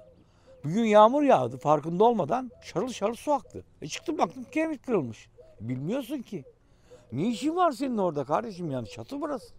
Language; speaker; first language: Turkish; native; Turkish